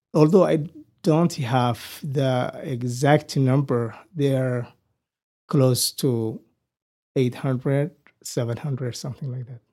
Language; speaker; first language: English; non-native, fluent; Somali